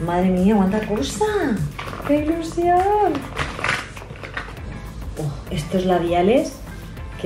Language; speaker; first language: Spanish; native; Spanish